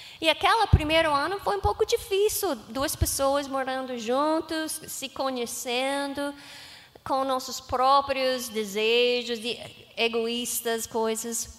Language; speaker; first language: Portuguese; non-native, learner; English